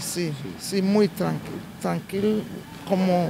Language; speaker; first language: Spanish; non-native, learner; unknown